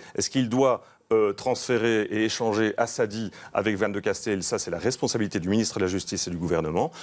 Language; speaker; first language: French; native; French